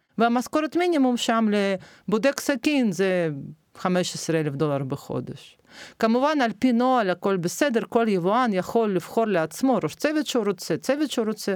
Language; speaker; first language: Hebrew; non-native, fluent; Russian